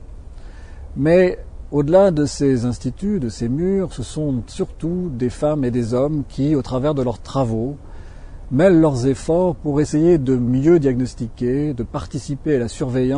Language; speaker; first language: French; native; French